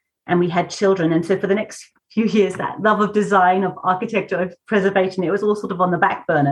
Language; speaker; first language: English; native; English